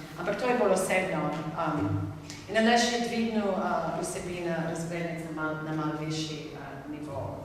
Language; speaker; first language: Slovenian; non-native, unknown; English